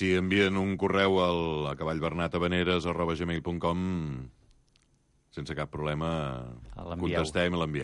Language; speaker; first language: Catalan; native; Catalan